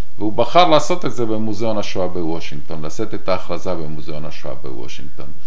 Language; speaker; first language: Hebrew; non-native, fluent; Spanish